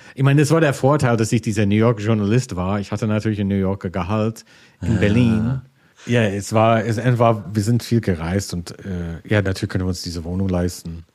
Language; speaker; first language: German; non-native, fluent; English